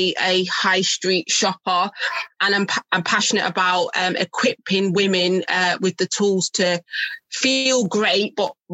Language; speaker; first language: English; native; English